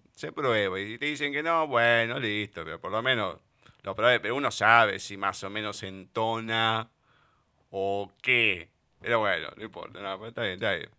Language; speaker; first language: Spanish; native; Spanish